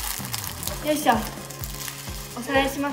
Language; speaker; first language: Japanese; native; Japanese